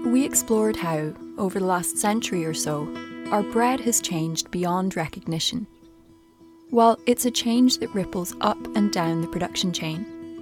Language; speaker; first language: English; native; English